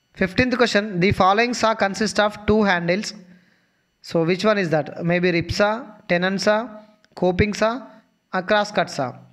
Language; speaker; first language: English; non-native, local second language; Telugu